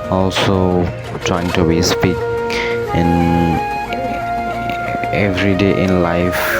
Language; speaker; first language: English; non-native, learner; Bangla